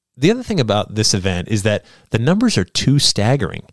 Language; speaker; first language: English; native; English